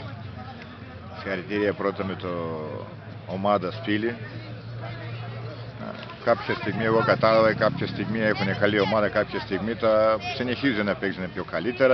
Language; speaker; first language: Greek; non-native, learner; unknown